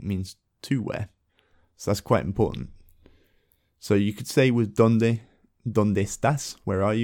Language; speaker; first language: English; native; English